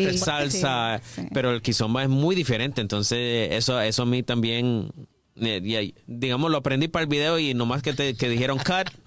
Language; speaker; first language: Spanish; early bilingual, heritage; English